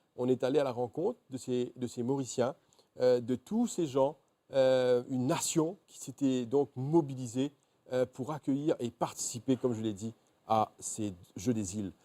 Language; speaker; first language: French; non-native, local second language; Morisyen